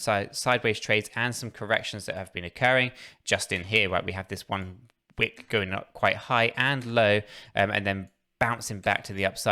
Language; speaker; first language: English; native; English